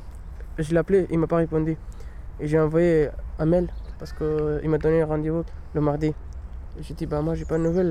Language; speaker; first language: French; non-native, learner; Pashto